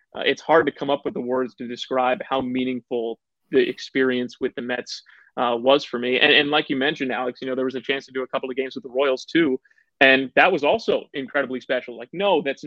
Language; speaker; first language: English; native; English